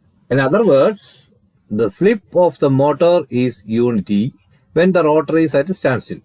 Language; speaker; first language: English; non-native, local second language; Malayalam